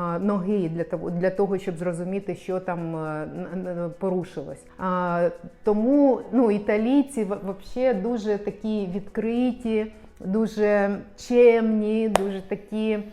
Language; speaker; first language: Ukrainian; non-native, local second language; Russian